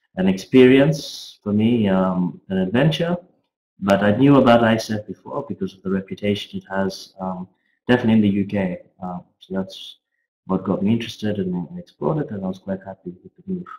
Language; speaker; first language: English; native; English